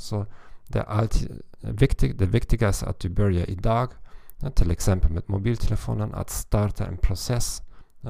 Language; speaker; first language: Swedish; non-native, learner; German